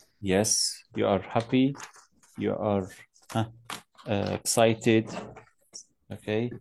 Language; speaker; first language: English; non-native, fluent; Arabic